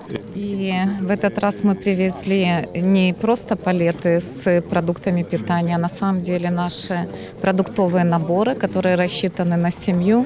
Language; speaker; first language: Russian; native; Russian